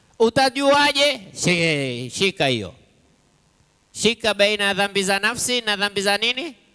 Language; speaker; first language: Swahili; native; Swahili